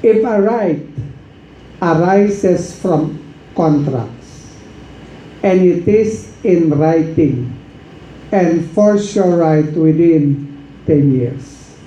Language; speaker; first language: English; non-native, local second language; Filipino